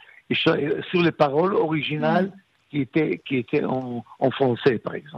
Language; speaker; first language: French; non-native, fluent; Hebrew